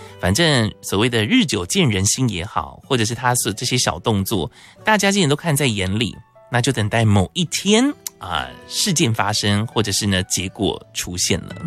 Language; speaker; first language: Chinese; native; Chinese